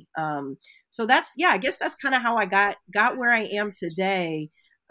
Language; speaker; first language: English; native; English